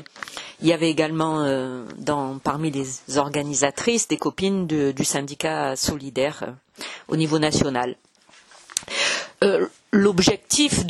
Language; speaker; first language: French; native; French